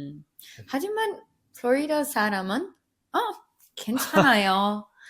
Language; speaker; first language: Korean; non-native, learner; English